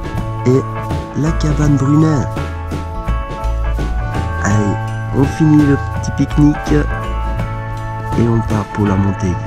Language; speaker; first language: French; native; French